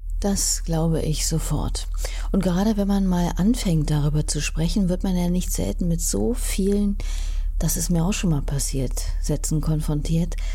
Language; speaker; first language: German; native; German